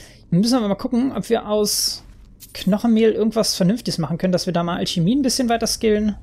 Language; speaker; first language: German; native; German